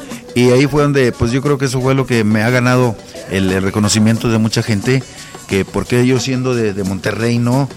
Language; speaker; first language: Spanish; native; Spanish